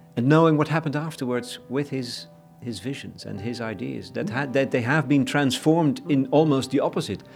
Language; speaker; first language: English; non-native, fluent; Dutch